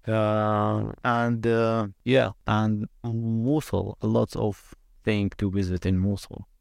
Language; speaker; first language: English; non-native, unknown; Arabic